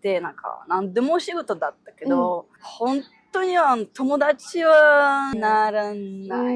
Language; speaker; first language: Japanese; non-native, learner; Ukrainian